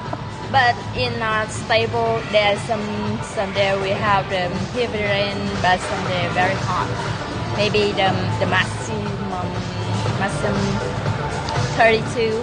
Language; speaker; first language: English; non-native, learner; Vietnamese